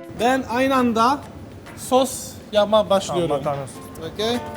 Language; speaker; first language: Turkish; non-native, learner; Italian